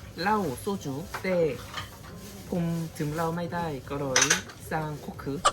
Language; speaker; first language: Thai; non-native, fluent; Korean